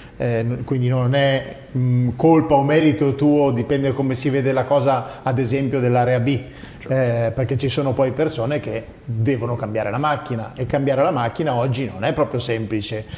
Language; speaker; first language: Italian; native; Italian